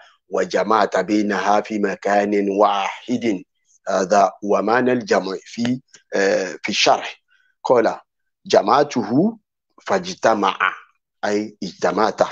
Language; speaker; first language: Arabic; non-native, fluent; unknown